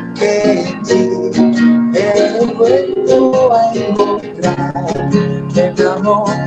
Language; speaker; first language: Spanish; non-native, learner; Japanese